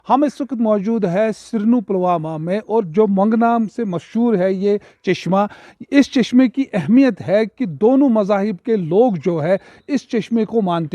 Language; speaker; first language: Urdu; non-native, local second language; Kashmiri